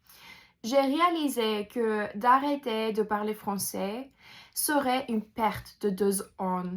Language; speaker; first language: French; non-native, fluent; English